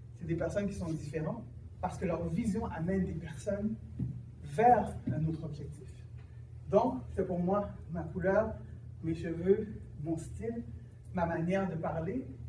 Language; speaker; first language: French; early bilingual, other home language; Haitian Creole